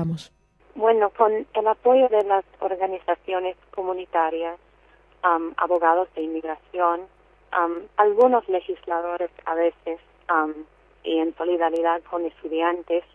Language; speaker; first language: Spanish; non-native, fluent; English